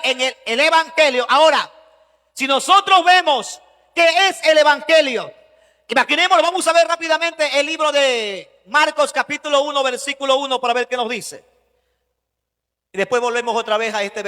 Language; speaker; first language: Spanish; native; Spanish